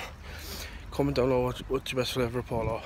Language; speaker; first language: English; native; English